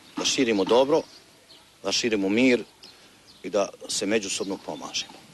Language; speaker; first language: Bosnian; native; Bosnian